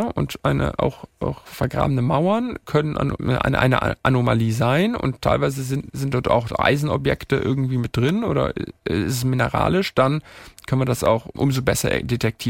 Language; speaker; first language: German; native; German